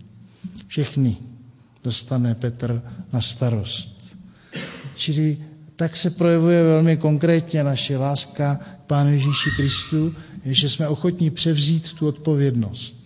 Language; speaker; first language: Czech; native; Czech